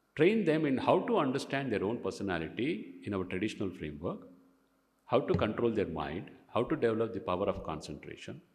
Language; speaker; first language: English; non-native, local second language; Kannada